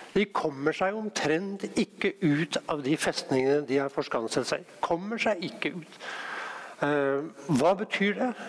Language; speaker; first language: Norwegian; native; Norwegian